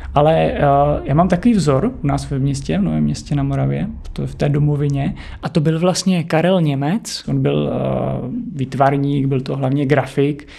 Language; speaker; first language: Czech; native; Czech